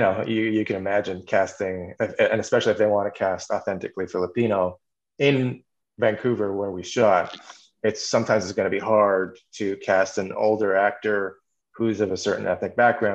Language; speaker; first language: English; native; English